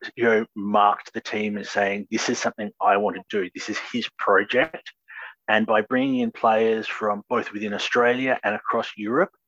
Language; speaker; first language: English; native; English